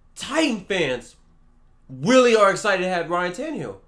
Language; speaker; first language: English; native; English